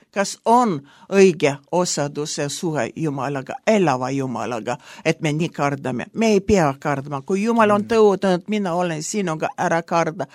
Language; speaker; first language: Estonian; non-native, local second language; Russian